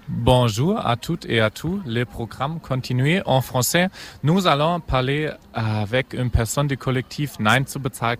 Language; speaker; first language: French; non-native, fluent; German